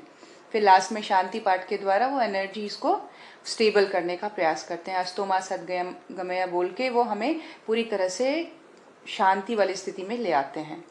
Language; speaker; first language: Hindi; native; Hindi